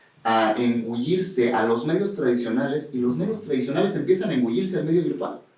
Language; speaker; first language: Spanish; native; Spanish